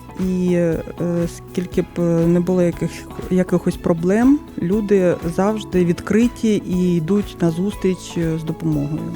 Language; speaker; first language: Ukrainian; non-native, local second language; Russian